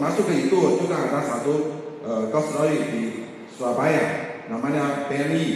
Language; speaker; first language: Indonesian; non-native, learner; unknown